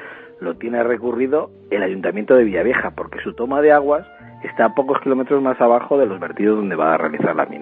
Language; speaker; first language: Spanish; native; Spanish